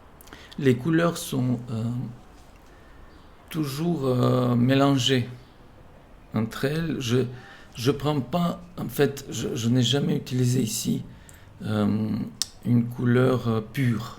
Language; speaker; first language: French; non-native, fluent; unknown